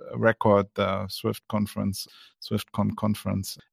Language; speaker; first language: English; non-native, fluent; German